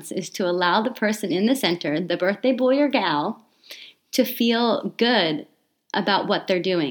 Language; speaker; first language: English; native; English